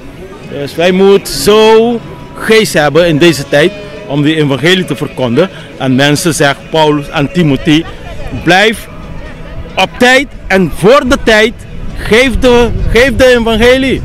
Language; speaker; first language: Dutch; non-native, local second language; Papiamento